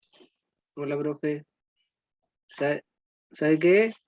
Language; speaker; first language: Spanish; native; Spanish